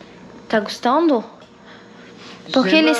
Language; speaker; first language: Portuguese; non-native, fluent; French